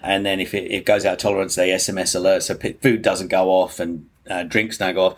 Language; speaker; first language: English; native; English